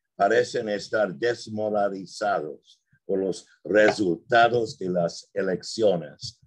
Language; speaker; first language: Spanish; non-native, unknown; English